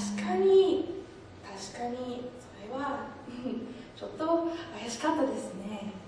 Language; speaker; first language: Japanese; non-native, learner; English